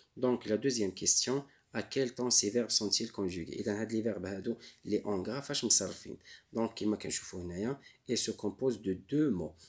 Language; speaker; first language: French; non-native, local second language; Arabic